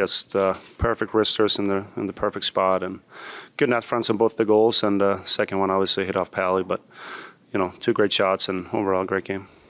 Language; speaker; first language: English; non-native, fluent; Swedish